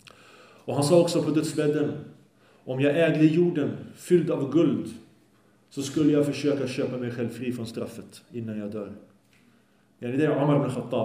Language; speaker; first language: Swedish; early bilingual, other home language; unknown